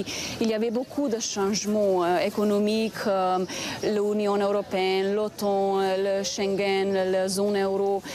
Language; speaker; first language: French; non-native, fluent; Slovenian